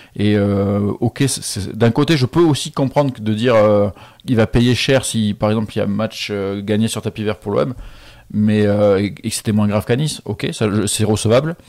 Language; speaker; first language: French; native; French